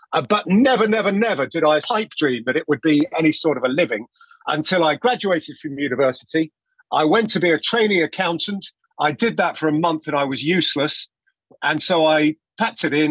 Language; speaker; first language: English; native; English